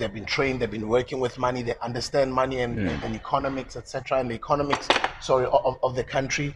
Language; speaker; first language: English; non-native, local second language; Zulu